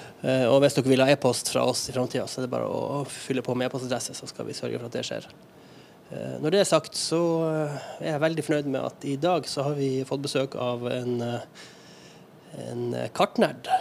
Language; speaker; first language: Norwegian; native; Norwegian